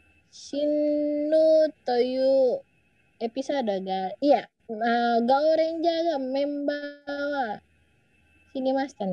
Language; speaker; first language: Japanese; non-native, learner; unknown